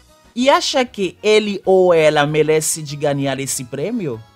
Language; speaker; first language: Portuguese; non-native, local second language; Haitian Creole